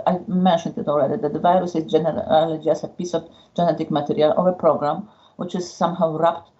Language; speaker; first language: English; non-native, fluent; Polish